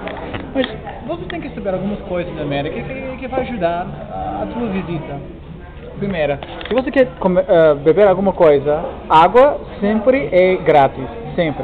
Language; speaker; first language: Portuguese; non-native, fluent; English